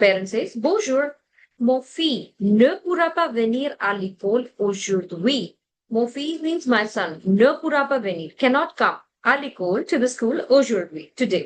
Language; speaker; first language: French; non-native, fluent; Hindi